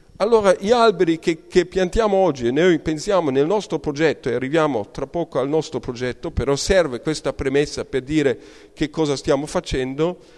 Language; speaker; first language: Italian; non-native, fluent; German